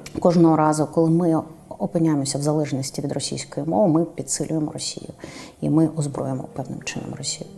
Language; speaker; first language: Ukrainian; non-native, local second language; Russian